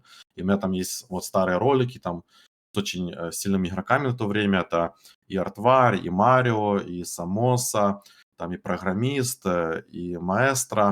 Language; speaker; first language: Russian; native; Russian